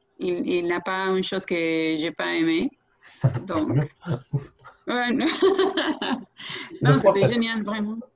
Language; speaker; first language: French; non-native, fluent; Spanish